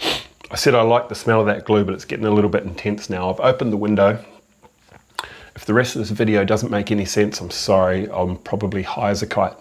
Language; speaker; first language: English; native; English